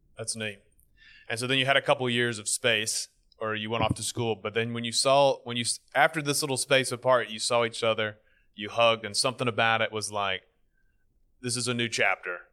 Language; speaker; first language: English; native; English